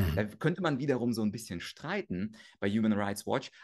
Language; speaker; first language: German; early bilingual, other home language; Russian